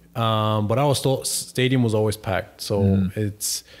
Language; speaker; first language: English; non-native, fluent; German